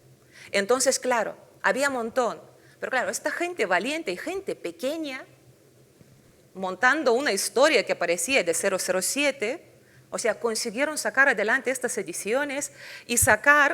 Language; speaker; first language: Spanish; non-native, fluent; Lithuanian